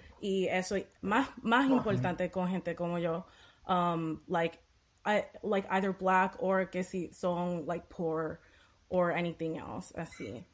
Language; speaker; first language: Spanish; early bilingual, heritage; Spanish